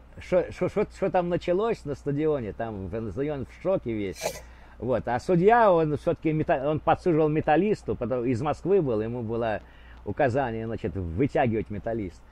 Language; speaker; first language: Russian; native; Russian